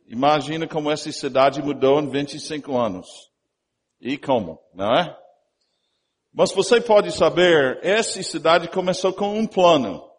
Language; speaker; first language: Portuguese; non-native, fluent; English